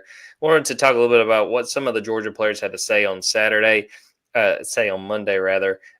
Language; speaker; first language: English; native; English